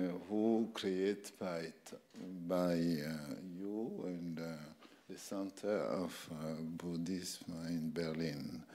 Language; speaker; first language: English; non-native, learner; French